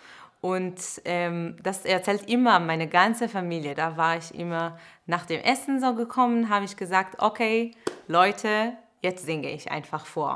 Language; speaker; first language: German; non-native, fluent; Hebrew